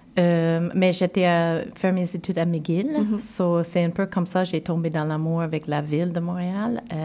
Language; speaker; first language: French; non-native, fluent; English